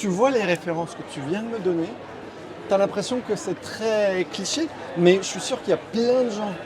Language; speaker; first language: French; native; French